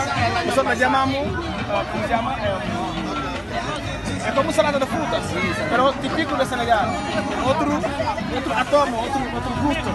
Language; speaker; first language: Spanish; non-native, fluent; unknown